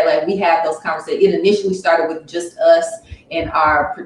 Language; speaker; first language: English; native; English